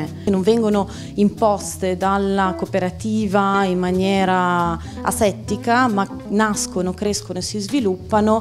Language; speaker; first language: Italian; native; Italian